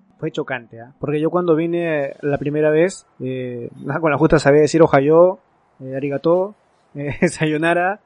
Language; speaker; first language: Spanish; native; Spanish